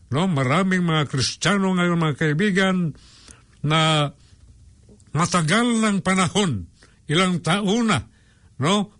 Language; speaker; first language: Filipino; non-native, local second language; Cebuano